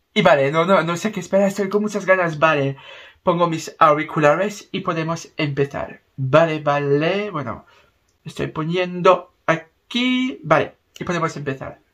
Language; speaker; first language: Spanish; non-native, learner; French